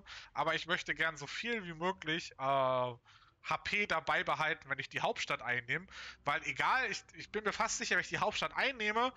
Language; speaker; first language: German; native; German